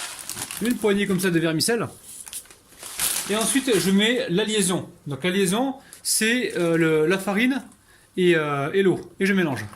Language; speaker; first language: French; native; French